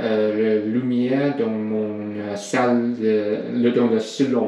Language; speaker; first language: French; non-native, learner; English